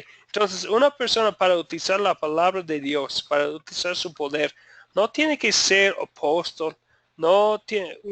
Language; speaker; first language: Spanish; non-native, fluent; English